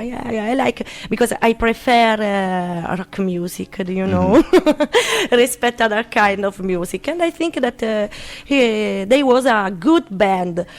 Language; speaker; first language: English; non-native, learner; Italian